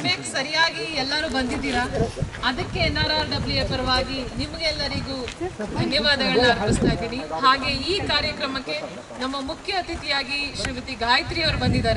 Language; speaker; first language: Kannada; native; Kannada